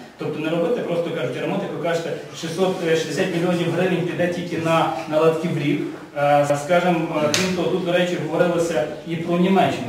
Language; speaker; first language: Ukrainian; native; Ukrainian